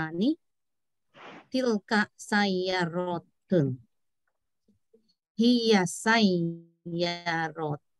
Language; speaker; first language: Arabic; non-native, learner; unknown